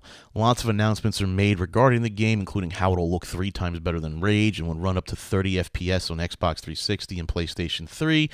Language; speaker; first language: English; native; English